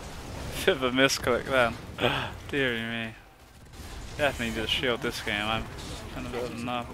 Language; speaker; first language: English; native; English